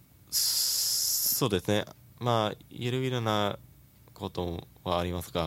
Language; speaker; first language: Japanese; non-native, learner; English